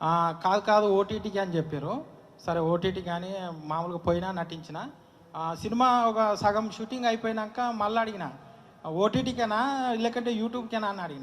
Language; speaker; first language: Telugu; native; Telugu